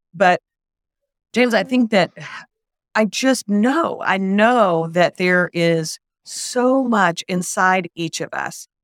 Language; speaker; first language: English; native; English